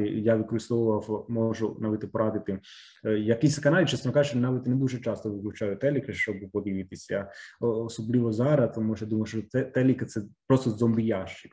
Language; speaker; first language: Ukrainian; non-native, fluent; Italian